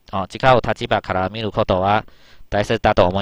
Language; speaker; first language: Japanese; non-native, fluent; Chinese